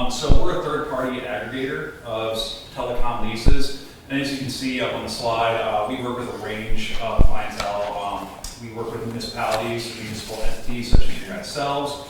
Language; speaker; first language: English; native; English